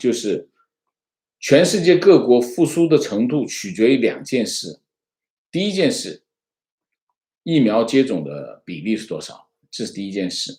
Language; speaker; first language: Chinese; native; Chinese